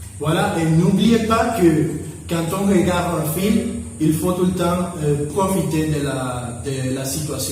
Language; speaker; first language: French; non-native, learner; Spanish